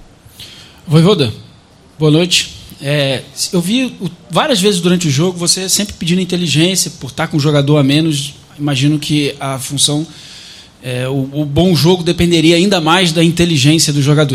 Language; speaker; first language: Portuguese; native; Portuguese